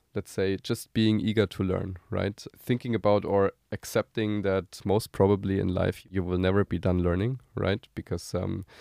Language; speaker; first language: English; non-native, fluent; German